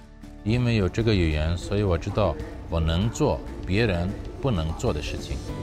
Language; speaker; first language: Chinese; non-native, fluent; Greek